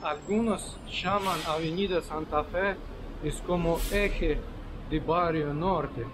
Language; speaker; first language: Spanish; non-native, fluent; Russian